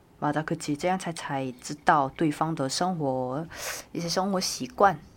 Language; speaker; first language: Chinese; non-native, fluent; Korean